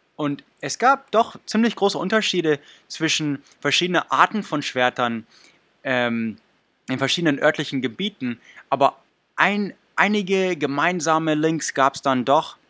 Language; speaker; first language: German; non-native, fluent; English